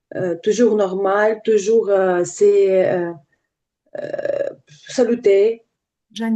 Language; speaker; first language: French; non-native, learner; Ukrainian